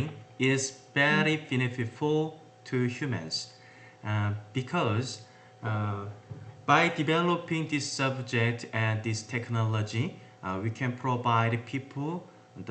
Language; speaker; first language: English; non-native, learner; Korean